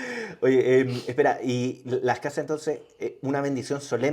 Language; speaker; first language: Spanish; native; Spanish